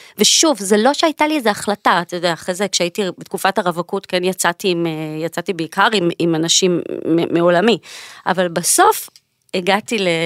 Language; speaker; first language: Hebrew; native; Hebrew